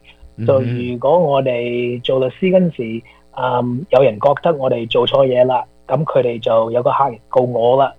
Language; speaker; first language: Chinese; early bilingual, heritage; Cantonese